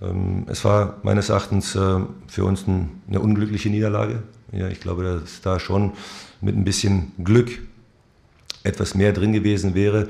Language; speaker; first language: German; native; German